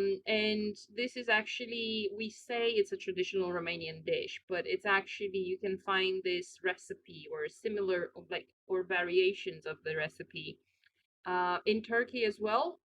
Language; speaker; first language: English; non-native, fluent; Romanian